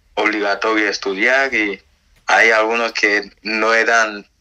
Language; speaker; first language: Spanish; non-native, fluent; Nigerian Pidgin